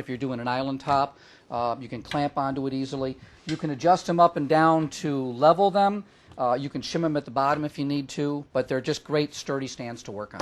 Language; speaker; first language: English; native; English